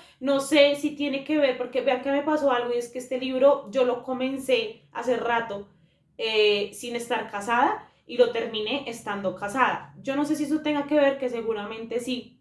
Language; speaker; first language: Spanish; native; Spanish